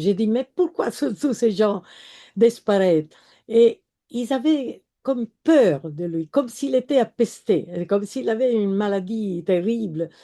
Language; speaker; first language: French; non-native, fluent; Italian